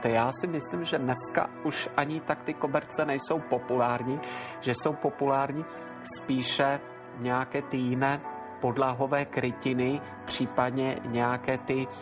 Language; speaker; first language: Czech; native; Czech